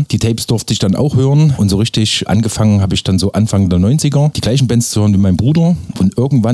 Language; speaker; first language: German; native; German